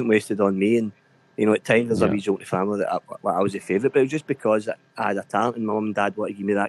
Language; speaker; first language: English; native; English